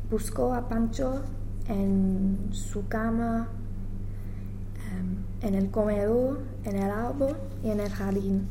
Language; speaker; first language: Spanish; non-native, learner; English